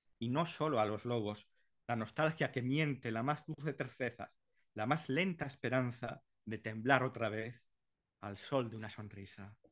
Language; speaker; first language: Spanish; native; Spanish